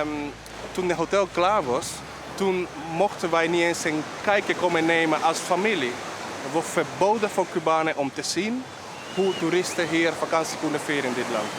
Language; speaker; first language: Dutch; early bilingual, other home language; Spanish